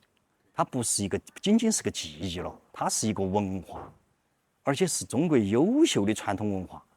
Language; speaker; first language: Chinese; native; Chinese